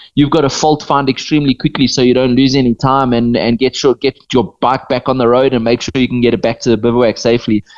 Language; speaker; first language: English; native; English